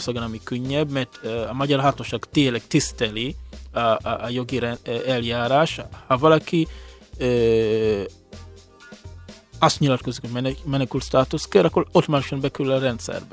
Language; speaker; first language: Hungarian; non-native, fluent; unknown